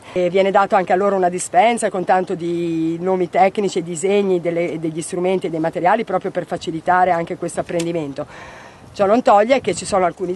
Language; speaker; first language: Italian; native; Italian